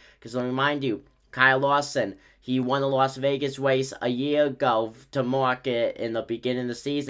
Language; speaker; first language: English; native; English